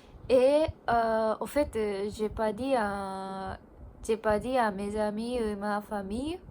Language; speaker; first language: French; non-native, learner; Japanese